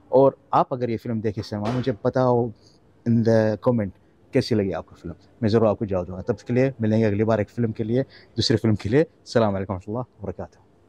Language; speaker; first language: Hindi; non-native, fluent; Arabic